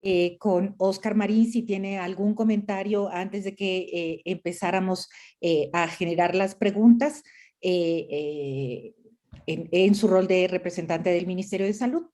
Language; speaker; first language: Spanish; native; Spanish